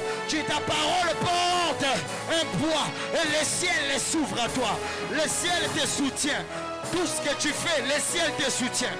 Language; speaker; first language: French; non-native, local second language; Lingala